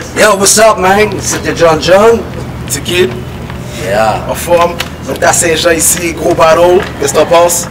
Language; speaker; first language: French; native; French